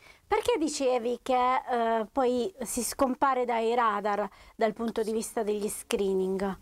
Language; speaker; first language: Italian; native; Italian